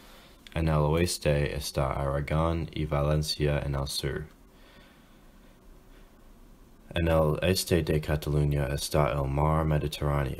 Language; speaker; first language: Spanish; non-native, learner; English